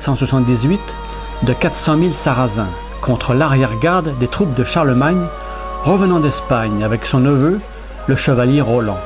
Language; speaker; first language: French; native; French